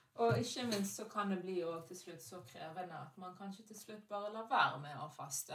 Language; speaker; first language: Norwegian; early bilingual, other home language; Arabic